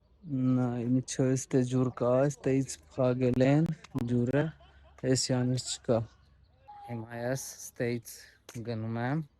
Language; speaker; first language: Armenian; non-native, learner; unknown